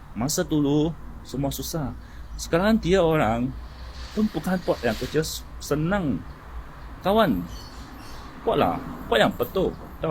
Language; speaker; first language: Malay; non-native, local second language; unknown